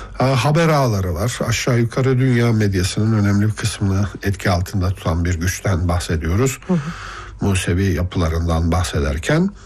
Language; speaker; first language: Turkish; native; Turkish